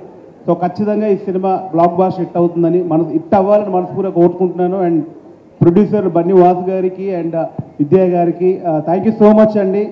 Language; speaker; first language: Telugu; native; Telugu